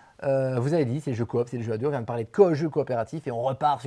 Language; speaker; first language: French; native; French